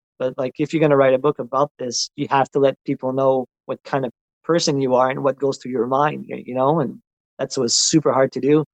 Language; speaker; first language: English; non-native, local second language; French